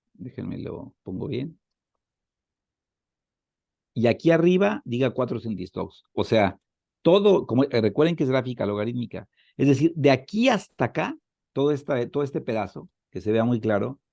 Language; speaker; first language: Spanish; native; Spanish